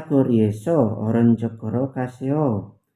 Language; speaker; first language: Korean; non-native, learner; Indonesian